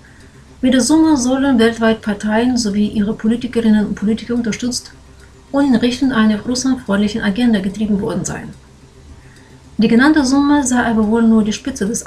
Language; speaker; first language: German; non-native, fluent; Ukrainian